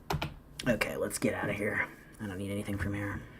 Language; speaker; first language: English; native; English